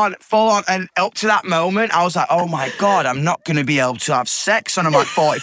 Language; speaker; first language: English; native; English